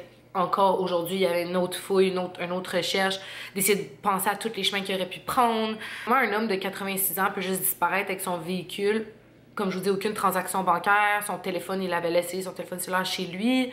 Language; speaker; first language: French; native; French